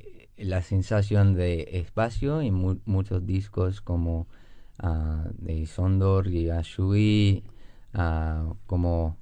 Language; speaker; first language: Spanish; non-native, fluent; English